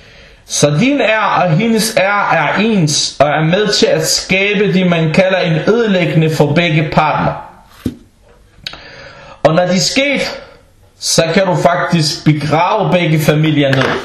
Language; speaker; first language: Danish; non-native, local second language; Arabic